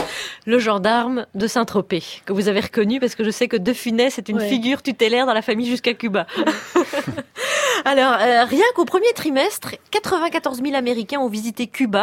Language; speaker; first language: French; native; French